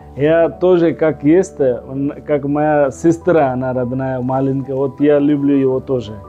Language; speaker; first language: Russian; non-native, learner; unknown